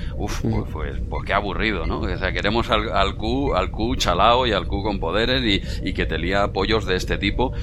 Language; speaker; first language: Spanish; native; Spanish